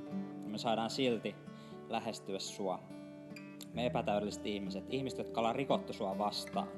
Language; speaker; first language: Finnish; native; Finnish